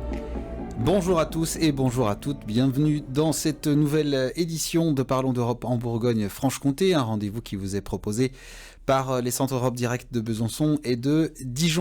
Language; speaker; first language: French; native; French